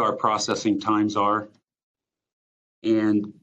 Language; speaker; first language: English; native; English